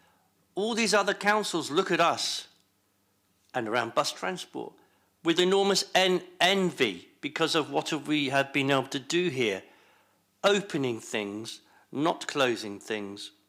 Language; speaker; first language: English; native; English